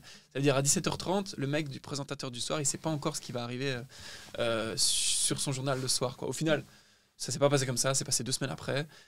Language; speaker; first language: French; native; French